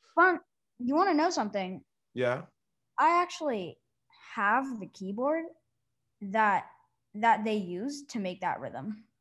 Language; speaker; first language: English; native; English